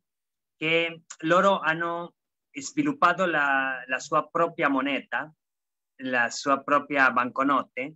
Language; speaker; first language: Italian; non-native, fluent; Spanish